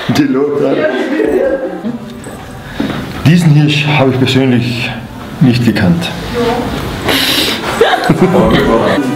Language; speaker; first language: German; native; German